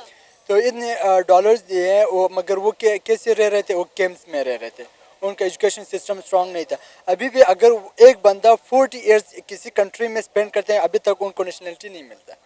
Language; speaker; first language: Hindi; non-native, local second language; Pashto